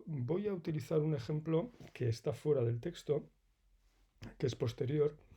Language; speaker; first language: Spanish; native; Spanish